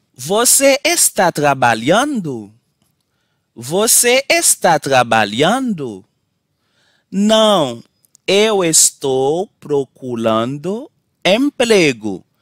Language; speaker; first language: Portuguese; non-native, learner; Haitian Creole